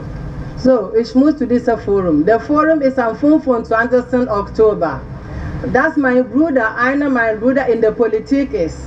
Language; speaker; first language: German; non-native, learner; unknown